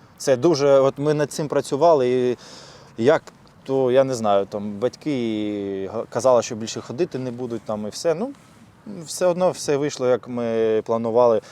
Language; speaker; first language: Ukrainian; non-native, local second language; Russian